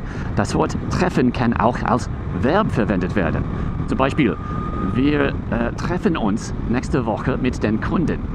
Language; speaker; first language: German; non-native, fluent; English